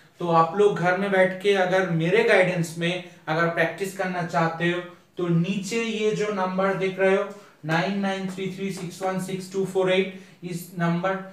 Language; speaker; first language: Hindi; non-native, local second language; Bangla